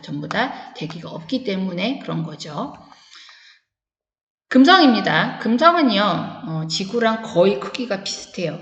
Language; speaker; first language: Korean; native; Korean